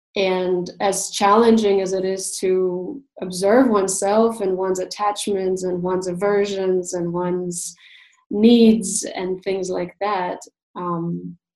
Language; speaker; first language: English; non-native, fluent; Russian